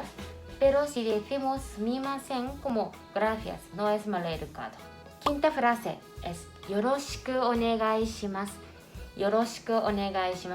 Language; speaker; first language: Spanish; non-native, fluent; Japanese